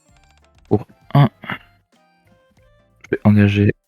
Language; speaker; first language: French; native; French